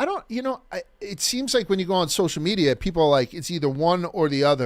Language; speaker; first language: English; native; English